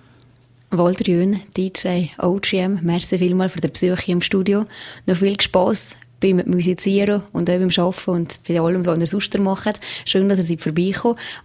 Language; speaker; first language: German; native; German